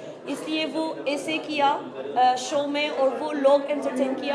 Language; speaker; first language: Hindi; non-native, learner; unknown